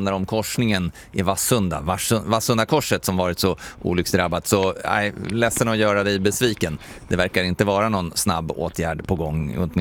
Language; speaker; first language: Swedish; native; Swedish